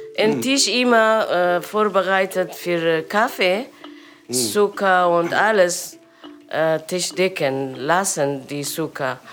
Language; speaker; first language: German; non-native, learner; Persian